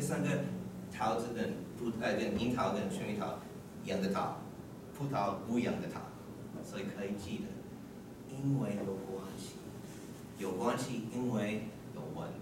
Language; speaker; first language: Chinese; non-native, learner; English